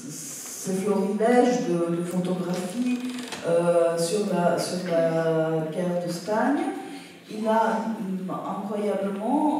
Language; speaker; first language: French; non-native, fluent; Italian